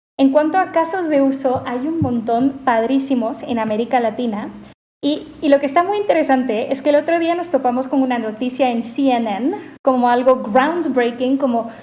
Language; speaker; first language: Spanish; non-native, fluent; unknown